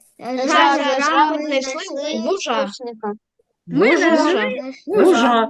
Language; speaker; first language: Ukrainian; native; Ukrainian